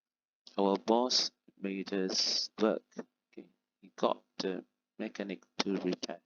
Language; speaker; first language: English; non-native, fluent; Indonesian